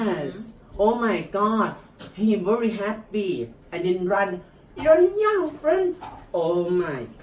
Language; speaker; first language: English; non-native, learner; Thai